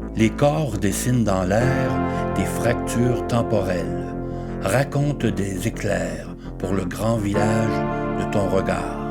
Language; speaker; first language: French; native; French